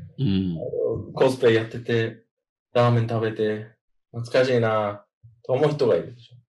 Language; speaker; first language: Japanese; non-native, fluent; English